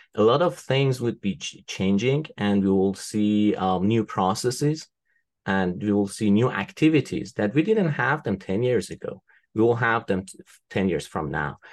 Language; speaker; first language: English; non-native, fluent; Persian